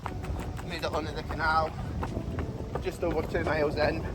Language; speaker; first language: English; native; English